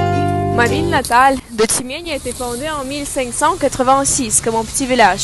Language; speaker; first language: French; non-native, learner; Russian